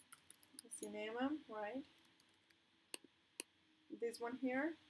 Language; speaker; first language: English; non-native, fluent; Spanish